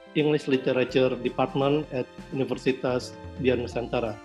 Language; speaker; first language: English; non-native, fluent; Indonesian